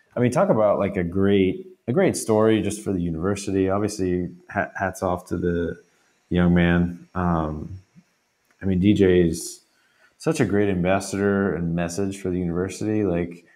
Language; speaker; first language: English; native; English